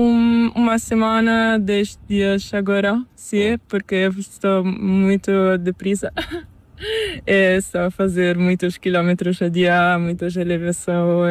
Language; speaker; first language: Spanish; non-native, learner; Portuguese